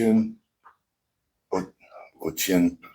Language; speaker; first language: Russian; non-native, learner; English